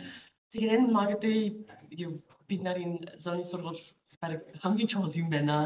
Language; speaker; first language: Mongolian; non-native, fluent; English